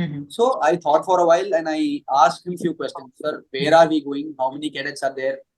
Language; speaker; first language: English; non-native, local second language; Hindi